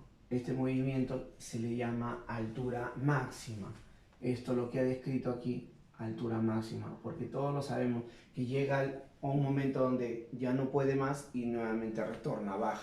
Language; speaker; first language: Spanish; native; Spanish